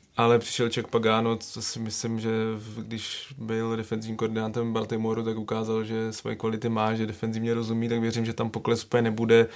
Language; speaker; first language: Czech; native; Czech